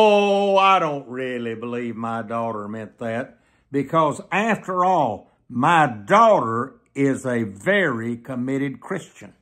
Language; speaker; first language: English; native; English